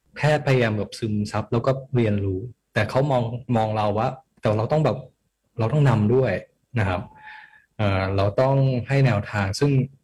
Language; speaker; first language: Thai; early bilingual, heritage; Thai